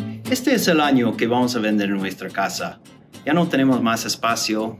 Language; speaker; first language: Spanish; non-native, fluent; English